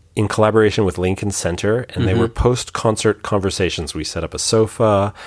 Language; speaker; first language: English; native; English